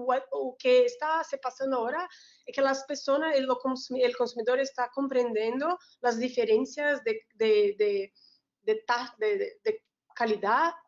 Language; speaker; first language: Spanish; non-native, learner; Portuguese